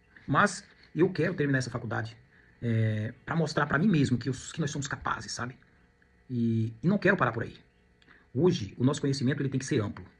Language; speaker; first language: Portuguese; native; Portuguese